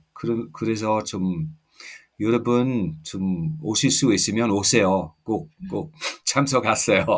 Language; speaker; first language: Korean; non-native, fluent; English